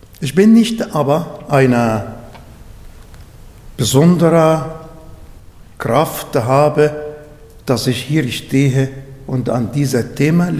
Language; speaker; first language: German; non-native, fluent; Arabic